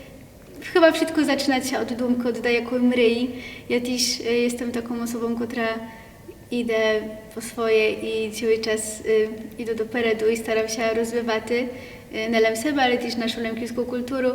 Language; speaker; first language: Polish; non-native, local second language; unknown